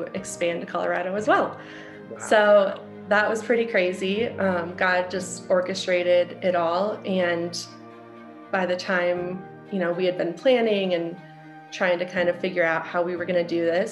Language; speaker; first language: English; native; English